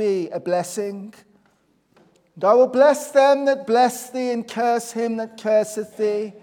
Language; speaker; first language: English; native; English